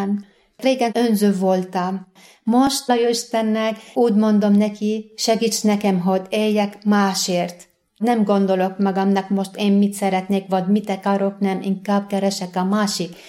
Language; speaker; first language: Hungarian; non-native, fluent; Arabic